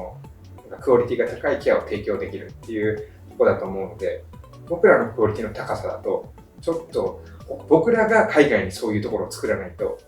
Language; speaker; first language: Japanese; native; Japanese